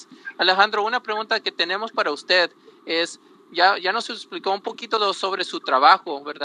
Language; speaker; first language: Spanish; early bilingual, heritage; Spanish